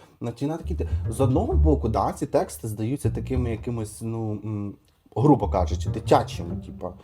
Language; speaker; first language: Ukrainian; non-native, local second language; Russian